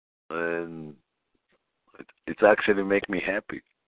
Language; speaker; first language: English; non-native, fluent; Hebrew